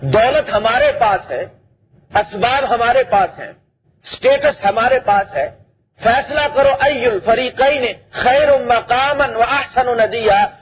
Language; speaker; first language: Urdu; non-native, local second language; Punjabi